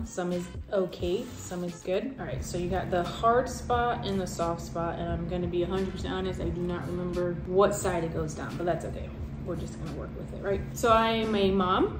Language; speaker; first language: English; native; English